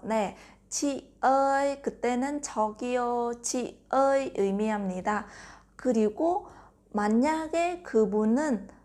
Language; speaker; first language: Korean; non-native, fluent; Vietnamese